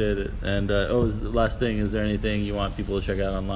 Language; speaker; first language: English; native; English